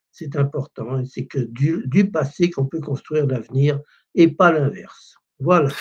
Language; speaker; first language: French; native; French